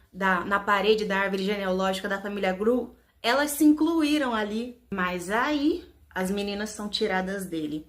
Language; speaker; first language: Portuguese; native; Portuguese